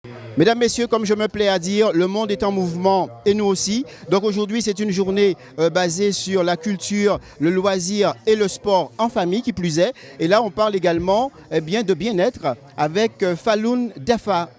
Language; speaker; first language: French; native; French